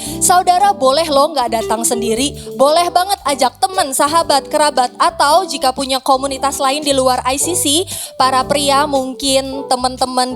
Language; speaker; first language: Indonesian; native; Indonesian